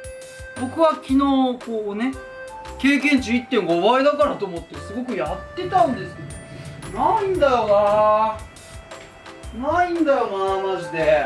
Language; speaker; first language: Japanese; native; Japanese